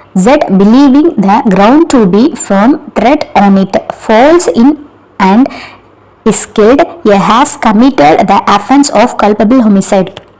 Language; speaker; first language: English; non-native, local second language; Tamil